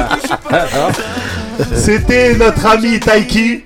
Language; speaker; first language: French; native; French